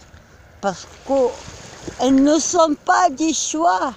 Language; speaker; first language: French; non-native, learner; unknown